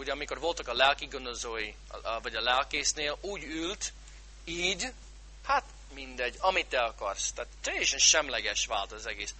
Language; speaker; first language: Hungarian; non-native, fluent; English